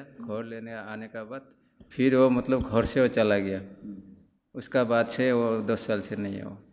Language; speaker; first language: Hindi; non-native, local second language; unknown